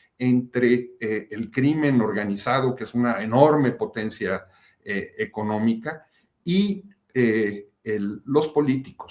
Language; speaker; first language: Spanish; native; Spanish